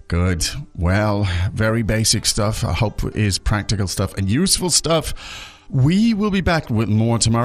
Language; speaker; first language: English; native; English